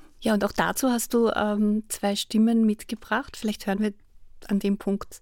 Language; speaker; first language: German; native; German